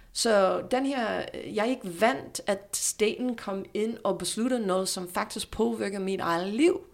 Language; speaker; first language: Danish; non-native, fluent; English